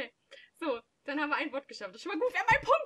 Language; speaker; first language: German; native; German